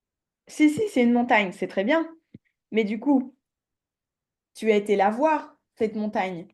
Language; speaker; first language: French; native; French